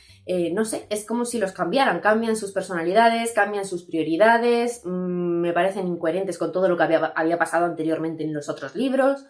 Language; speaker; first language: Spanish; native; Spanish